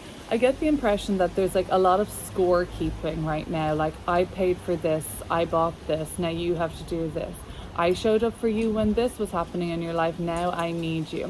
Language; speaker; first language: English; native; English